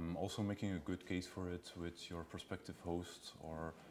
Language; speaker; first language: English; non-native, fluent; Dutch